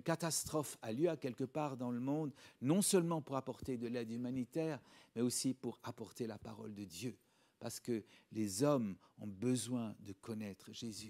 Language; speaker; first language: French; native; French